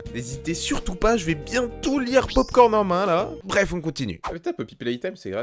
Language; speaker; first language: French; native; French